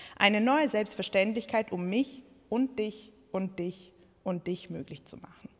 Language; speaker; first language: German; early bilingual, other home language; Croatian